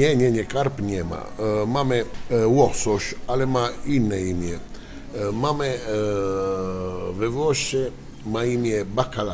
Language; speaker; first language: Polish; non-native, learner; Italian